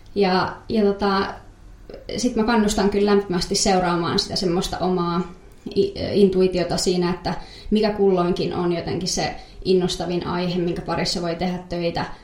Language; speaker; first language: Finnish; native; Finnish